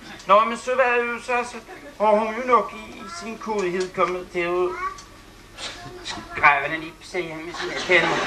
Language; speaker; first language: Danish; native; Danish